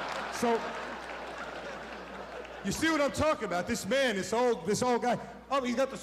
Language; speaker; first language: English; native; English